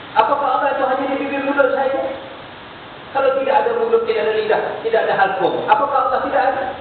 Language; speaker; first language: Malay; native; Malay